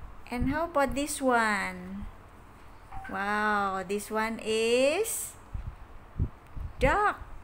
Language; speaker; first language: English; non-native, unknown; Indonesian